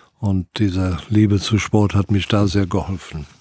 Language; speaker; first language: German; non-native, fluent; English